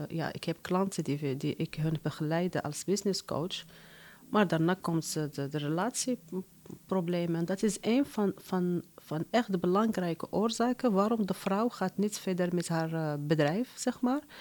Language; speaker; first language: Dutch; non-native, fluent; Arabic